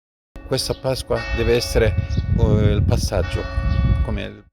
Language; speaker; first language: Italian; non-native, fluent; Arabic